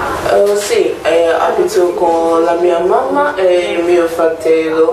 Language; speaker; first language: Italian; non-native, learner; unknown